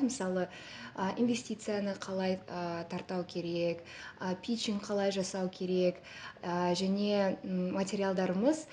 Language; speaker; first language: Kazakh; non-native, local second language; Russian